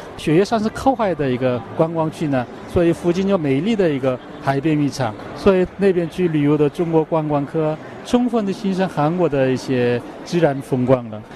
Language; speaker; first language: Chinese; non-native, fluent; Korean